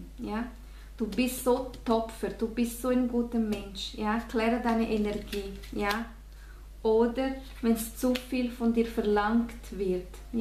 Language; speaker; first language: German; non-native, fluent; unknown